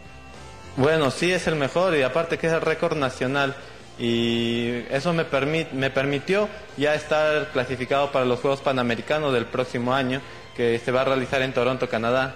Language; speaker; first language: Spanish; native; Spanish